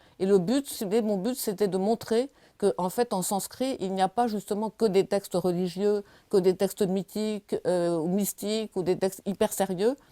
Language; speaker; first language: French; native; French